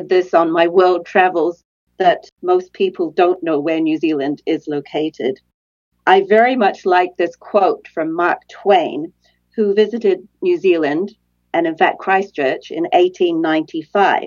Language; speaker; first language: English; native; English